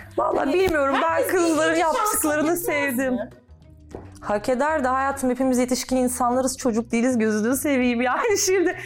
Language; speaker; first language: Turkish; non-native, fluent; Russian